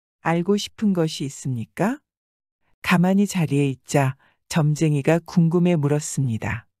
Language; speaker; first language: Korean; native; Korean